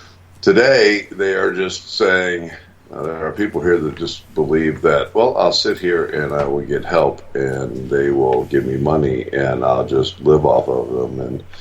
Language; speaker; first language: English; native; English